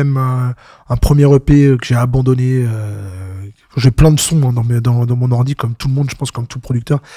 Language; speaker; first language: French; native; French